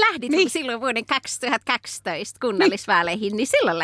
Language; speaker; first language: Finnish; native; Finnish